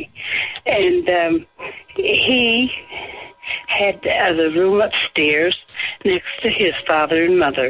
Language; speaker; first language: English; native; English